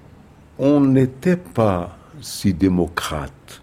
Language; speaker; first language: French; non-native, fluent; Portuguese